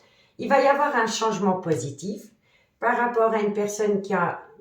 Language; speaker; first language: French; native; French